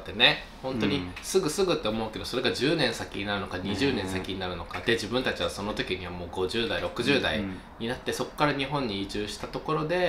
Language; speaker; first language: Japanese; native; Japanese